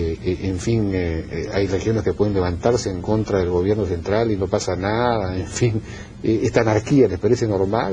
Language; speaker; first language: Spanish; native; Spanish